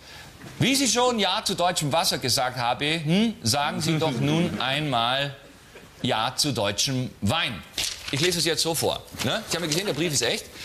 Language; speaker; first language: German; native; German